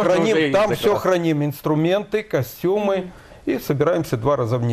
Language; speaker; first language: Russian; native; Russian